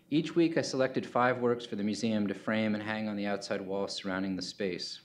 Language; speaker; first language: English; native; English